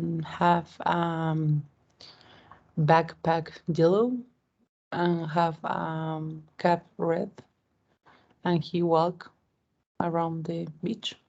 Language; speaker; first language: English; non-native, learner; Spanish